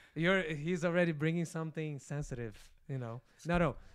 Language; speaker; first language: English; non-native, fluent; Portuguese